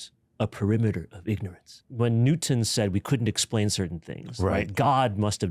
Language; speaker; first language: English; native; English